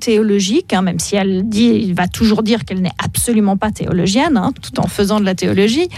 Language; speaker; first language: French; native; French